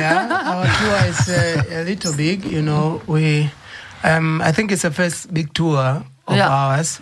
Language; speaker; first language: English; non-native, fluent; Swahili